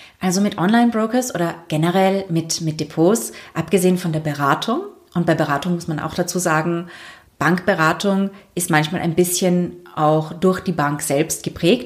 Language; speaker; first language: German; native; German